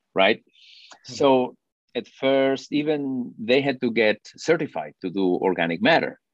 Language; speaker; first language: English; non-native, fluent; Spanish